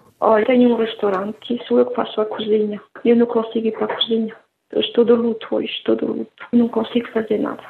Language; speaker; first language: Portuguese; early bilingual, heritage; Portuguese